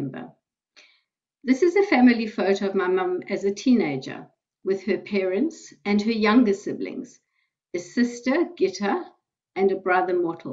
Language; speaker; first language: English; native; English